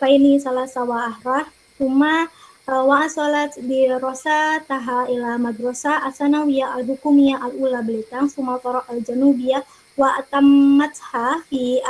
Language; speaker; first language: Arabic; non-native, learner; Indonesian